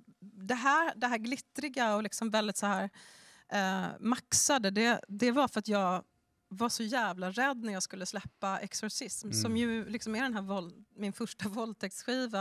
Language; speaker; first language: Swedish; native; Swedish